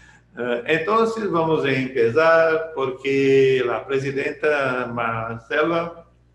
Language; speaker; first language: Portuguese; non-native, learner; Spanish